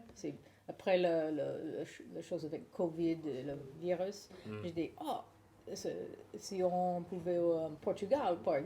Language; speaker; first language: French; non-native, learner; English